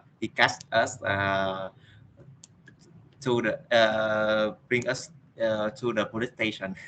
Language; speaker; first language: English; non-native, learner; Vietnamese